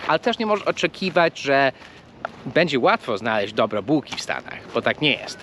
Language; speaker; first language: Polish; non-native, fluent; English